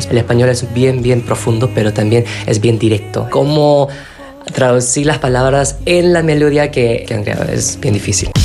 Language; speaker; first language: Spanish; non-native, fluent; Korean